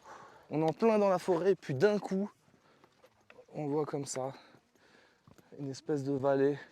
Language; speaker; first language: French; native; French